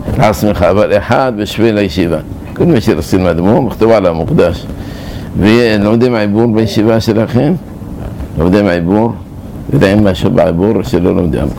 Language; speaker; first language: Hebrew; early bilingual, other home language; Arabic